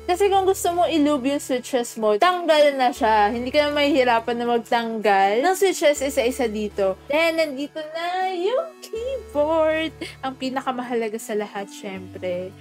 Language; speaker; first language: Filipino; native; Filipino